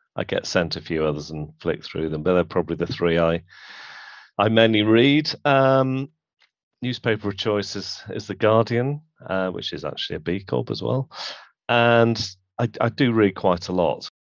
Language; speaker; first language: English; native; English